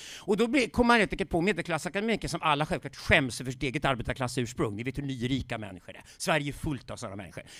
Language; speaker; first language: Swedish; native; Swedish